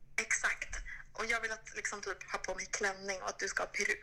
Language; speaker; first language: Swedish; native; Swedish